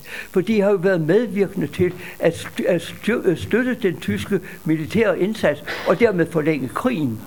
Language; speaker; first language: Danish; native; Danish